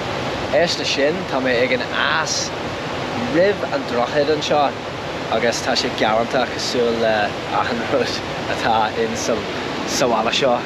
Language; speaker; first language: Irish; non-native, local second language; English